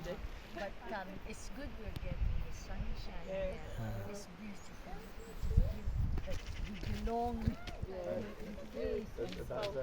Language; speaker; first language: English; non-native, local second language; Filipino